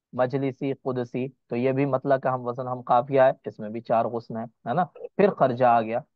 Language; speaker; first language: Hindi; native; Hindi